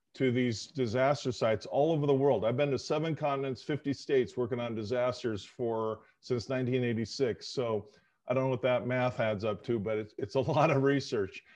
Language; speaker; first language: English; native; English